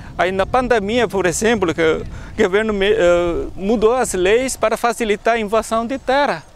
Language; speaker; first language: Portuguese; non-native, fluent; Malayalam